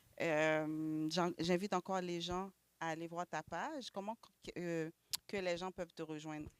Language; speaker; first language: French; native; French